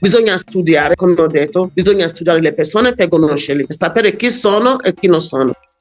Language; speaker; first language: Italian; non-native, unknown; English